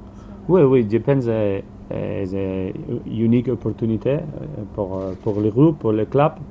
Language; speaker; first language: French; non-native, learner; Spanish